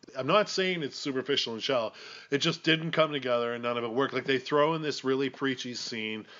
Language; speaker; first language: English; native; English